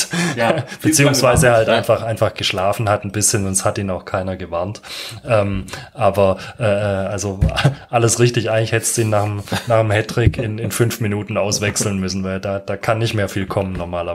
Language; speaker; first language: German; native; German